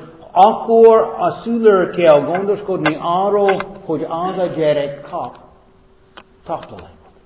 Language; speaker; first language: Hungarian; non-native, fluent; English